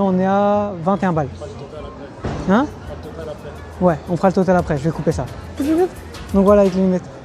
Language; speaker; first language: French; native; French